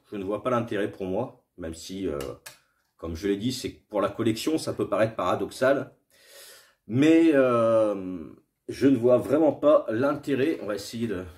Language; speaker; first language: French; native; French